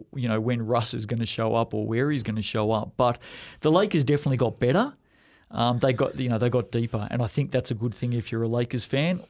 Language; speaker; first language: English; native; English